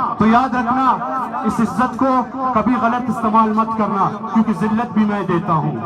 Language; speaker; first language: Urdu; non-native, local second language; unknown